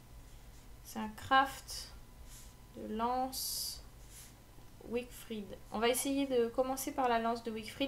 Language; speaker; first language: French; native; French